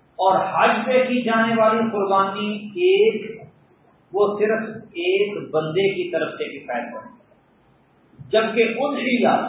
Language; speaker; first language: Urdu; non-native, local second language; Punjabi